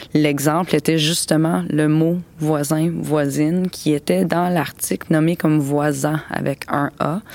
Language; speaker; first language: French; native; French